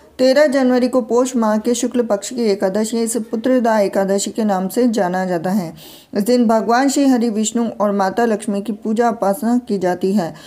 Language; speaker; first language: Hindi; native; Hindi